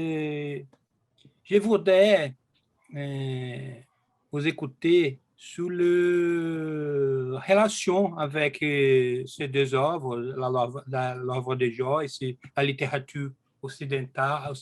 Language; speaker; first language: French; non-native, learner; Portuguese